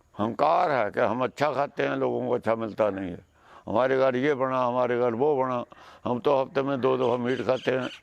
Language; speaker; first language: Hindi; non-native, local second language; Punjabi